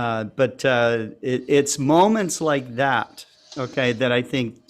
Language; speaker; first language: English; native; English